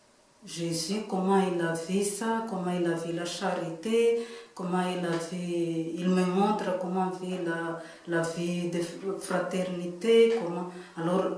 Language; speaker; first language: French; non-native, local second language; Malagasy